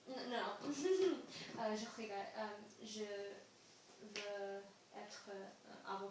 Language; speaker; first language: French; non-native, learner; English